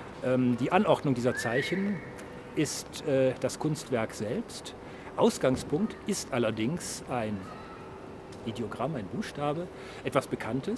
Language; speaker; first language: German; native; German